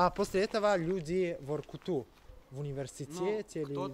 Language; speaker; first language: Russian; non-native, learner; English